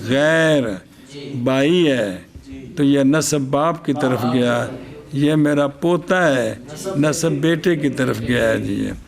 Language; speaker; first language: Urdu; non-native, local second language; Punjabi